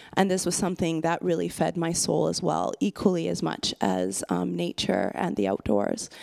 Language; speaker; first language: English; native; English